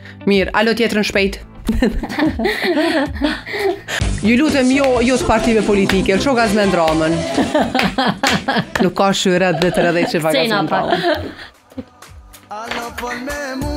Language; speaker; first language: Albanian; native; Albanian